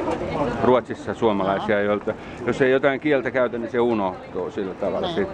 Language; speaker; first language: Finnish; early bilingual, heritage; Finnish